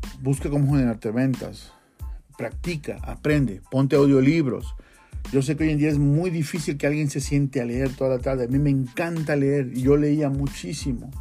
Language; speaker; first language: Spanish; native; Spanish